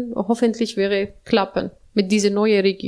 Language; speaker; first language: German; non-native, learner; Arabic